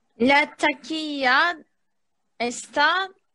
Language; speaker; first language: Spanish; non-native, learner; Turkish